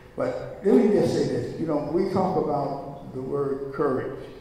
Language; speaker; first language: English; native; English